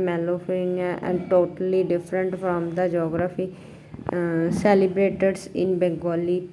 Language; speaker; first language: English; non-native, local second language; Punjabi